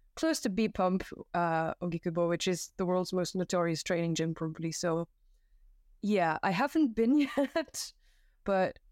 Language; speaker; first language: English; non-native, fluent; Dutch